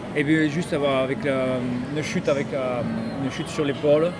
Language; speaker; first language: French; native; French